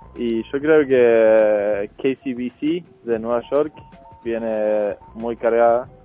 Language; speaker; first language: Spanish; non-native, fluent; Norwegian